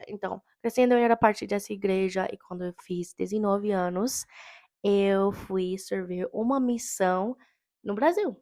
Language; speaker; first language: Portuguese; non-native, fluent; English